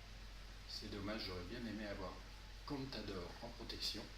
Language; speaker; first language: French; native; French